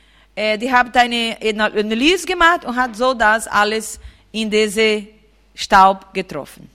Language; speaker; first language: German; non-native, fluent; Portuguese